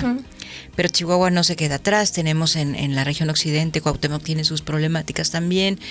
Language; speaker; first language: Spanish; native; Spanish